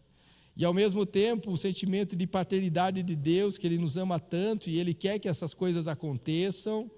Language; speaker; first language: Portuguese; native; Portuguese